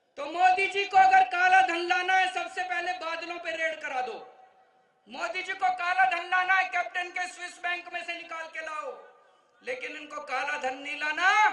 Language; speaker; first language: Hindi; native; Hindi